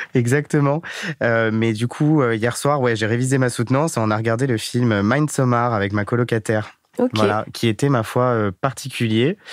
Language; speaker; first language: French; native; French